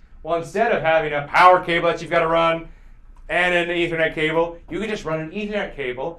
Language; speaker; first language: English; native; English